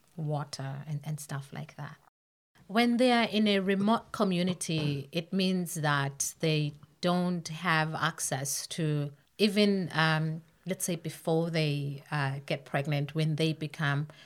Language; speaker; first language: English; non-native, local second language; North Ndebele